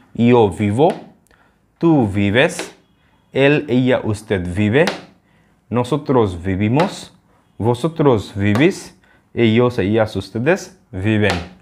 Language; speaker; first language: Spanish; non-native, fluent; Bangla